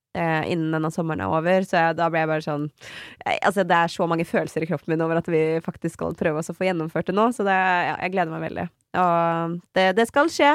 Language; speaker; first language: Norwegian; native; Norwegian